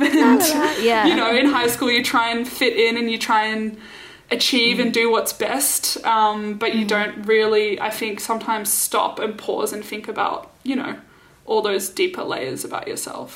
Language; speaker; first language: English; native; English